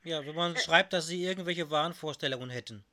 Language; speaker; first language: German; native; German